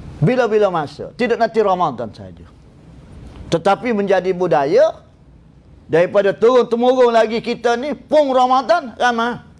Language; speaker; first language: Malay; native; Malay